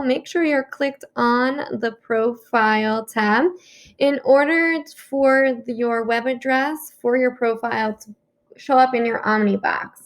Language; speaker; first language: English; native; English